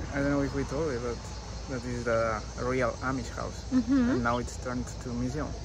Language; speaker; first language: English; non-native, fluent; Spanish